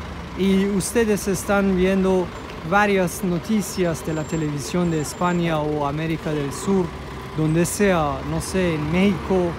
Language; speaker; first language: Spanish; non-native, fluent; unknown